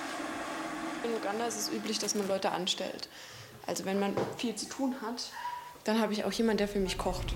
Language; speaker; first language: German; native; German